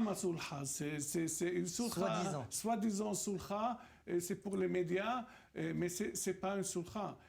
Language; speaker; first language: French; non-native, fluent; Arabic